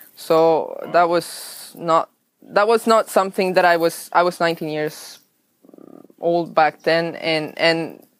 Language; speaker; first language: English; non-native, fluent; Swedish